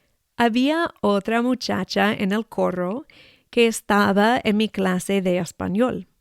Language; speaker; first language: Spanish; non-native, fluent; English